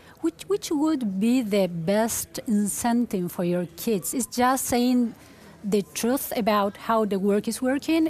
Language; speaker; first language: English; non-native, fluent; Spanish